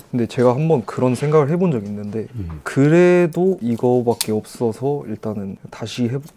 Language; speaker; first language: Korean; native; Korean